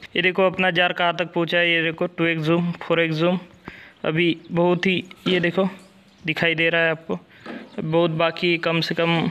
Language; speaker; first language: Hindi; non-native, local second language; Marathi